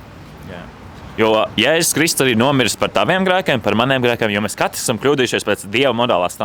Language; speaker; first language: Latvian; native; Latvian